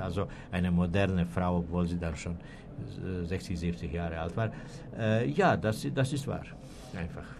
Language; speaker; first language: German; non-native, fluent; Serbian